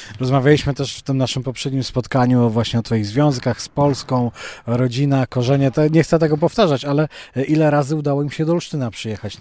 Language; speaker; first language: Polish; native; Polish